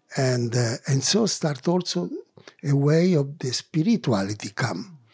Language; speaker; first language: English; non-native, learner; Italian